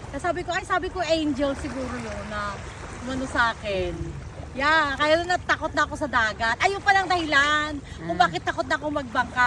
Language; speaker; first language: Filipino; native; Filipino